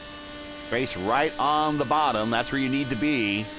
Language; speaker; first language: English; native; English